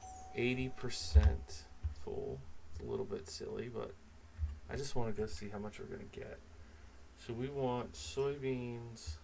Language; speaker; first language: English; native; English